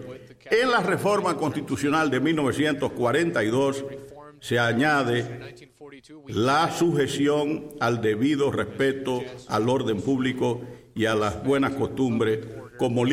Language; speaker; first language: Spanish; native; Spanish